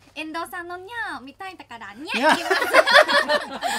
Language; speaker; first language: Japanese; non-native, learner; Thai